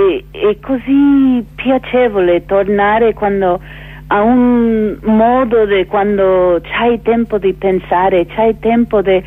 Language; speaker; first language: Italian; non-native, fluent; English